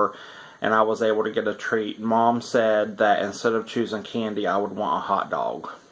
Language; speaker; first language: English; native; English